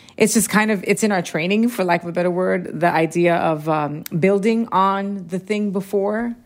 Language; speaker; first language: English; early bilingual, heritage; Spanish